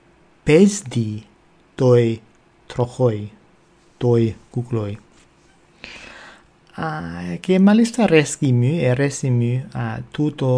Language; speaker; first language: Greek; non-native, fluent; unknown